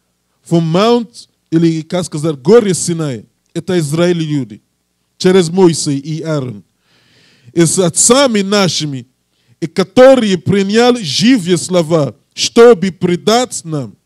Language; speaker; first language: Russian; non-native, learner; English